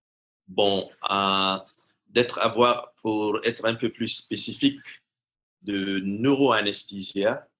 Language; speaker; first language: French; non-native, fluent; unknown